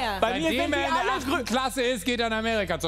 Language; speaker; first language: German; native; German